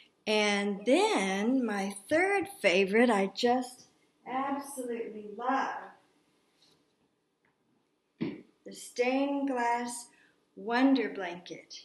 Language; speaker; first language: English; native; English